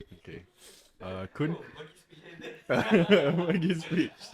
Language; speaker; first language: Malay; native; Malay